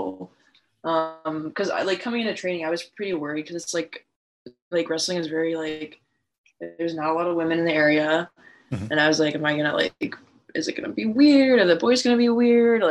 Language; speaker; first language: English; native; English